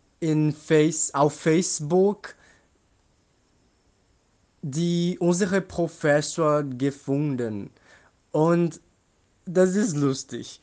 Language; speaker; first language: German; non-native, learner; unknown